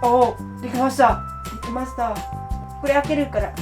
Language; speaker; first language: Japanese; non-native, learner; Vietnamese